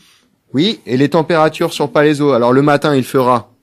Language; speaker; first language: French; native; French